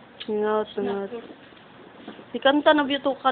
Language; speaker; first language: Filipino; non-native, local second language; Cebuano